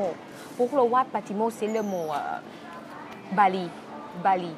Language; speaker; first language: French; non-native, fluent; Thai